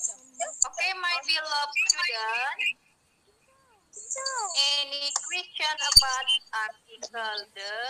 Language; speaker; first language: English; non-native, learner; Indonesian